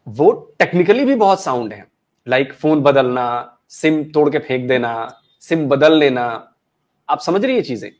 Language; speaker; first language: Hindi; native; Hindi